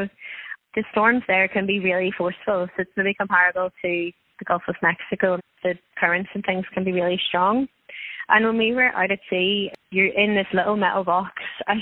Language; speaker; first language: English; native; English